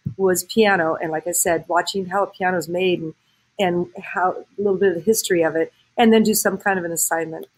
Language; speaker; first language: English; native; English